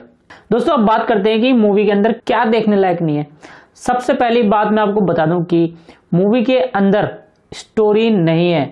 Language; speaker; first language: Hindi; native; Hindi